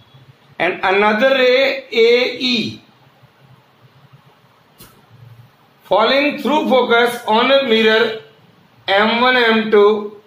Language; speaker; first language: English; non-native, local second language; Hindi